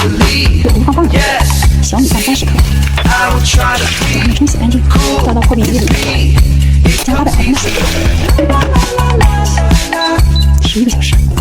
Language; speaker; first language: Chinese; native; Chinese